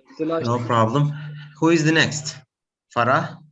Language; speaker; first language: English; non-native, fluent; Turkish